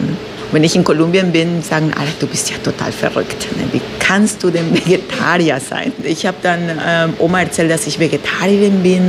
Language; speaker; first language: German; non-native, fluent; Spanish